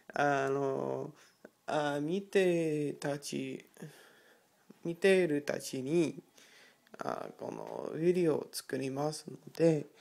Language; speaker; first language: Japanese; non-native, learner; English